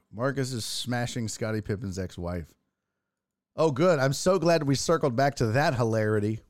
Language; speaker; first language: English; early bilingual, other home language; German